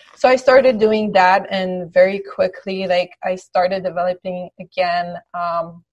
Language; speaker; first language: English; early bilingual, other home language; Polish